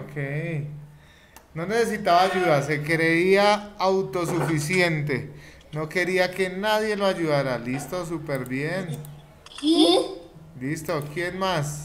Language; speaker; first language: Spanish; native; Spanish